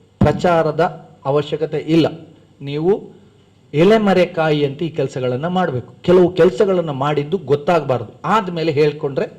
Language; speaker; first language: Kannada; non-native, local second language; Badaga